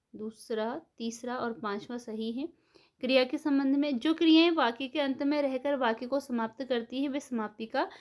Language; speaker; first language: Hindi; native; Hindi